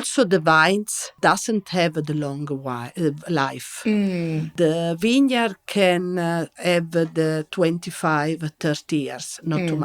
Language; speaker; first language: English; non-native, learner; Italian